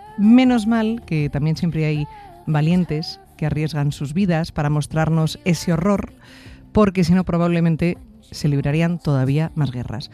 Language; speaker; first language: Spanish; native; Spanish